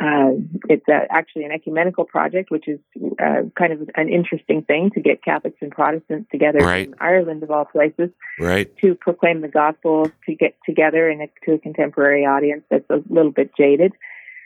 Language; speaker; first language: English; native; English